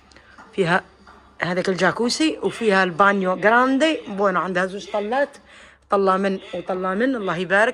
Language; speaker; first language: Arabic; native; Arabic